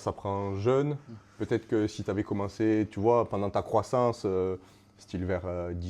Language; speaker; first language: French; native; French